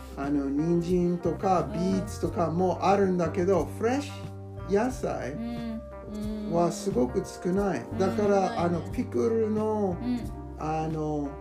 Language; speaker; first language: Japanese; non-native, learner; English